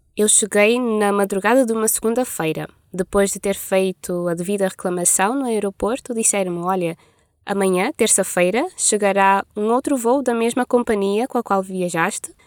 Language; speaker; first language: Portuguese; non-native, local second language; Kabuverdianu